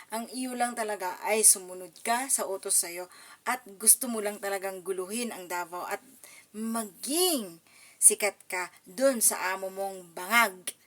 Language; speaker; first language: Filipino; non-native, local second language; Cebuano